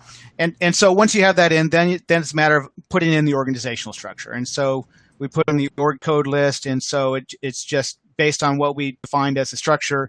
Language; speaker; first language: English; native; English